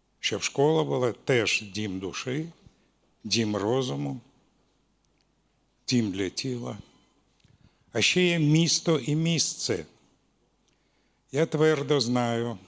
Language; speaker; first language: Ukrainian; non-native, local second language; Russian